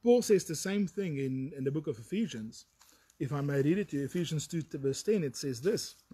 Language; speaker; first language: English; non-native, local second language; Afrikaans